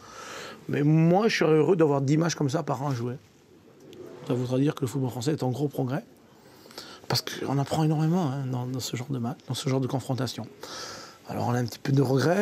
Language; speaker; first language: French; native; French